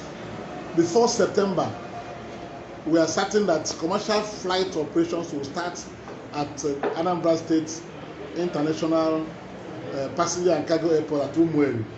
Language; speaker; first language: English; non-native, local second language; Igbo